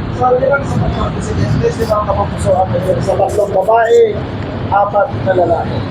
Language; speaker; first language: Filipino; native; Filipino